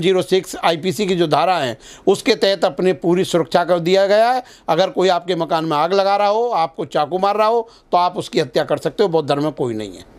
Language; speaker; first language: Hindi; native; Hindi